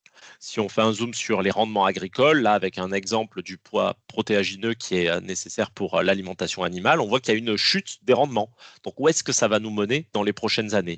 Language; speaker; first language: French; native; French